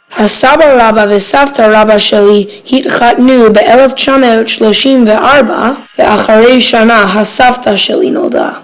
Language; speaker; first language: Hebrew; non-native, learner; English